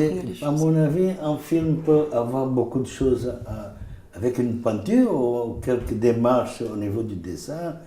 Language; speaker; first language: French; non-native, fluent; Portuguese